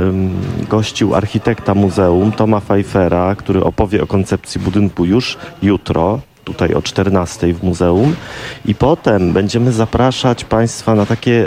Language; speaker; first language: Polish; native; Polish